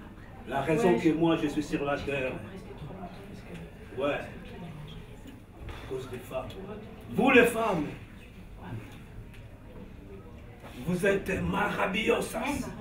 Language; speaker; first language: French; non-native, learner; Spanish